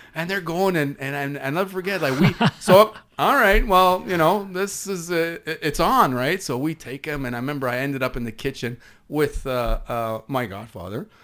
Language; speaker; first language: English; non-native, fluent; Hebrew